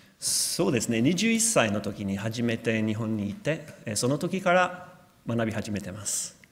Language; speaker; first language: Japanese; non-native, fluent; English